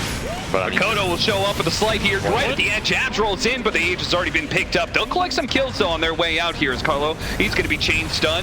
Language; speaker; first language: English; native; English